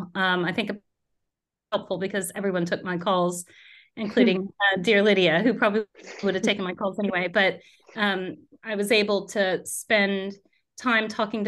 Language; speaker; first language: English; native; English